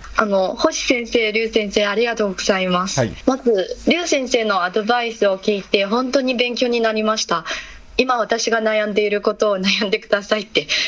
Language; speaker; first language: Japanese; non-native, fluent; Chinese